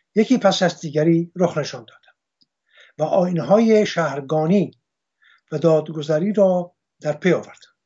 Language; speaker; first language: Persian; non-native, local second language; Armenian